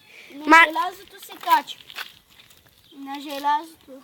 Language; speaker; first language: Bulgarian; native; Bulgarian